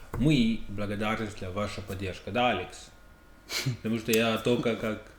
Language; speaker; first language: Russian; non-native, learner; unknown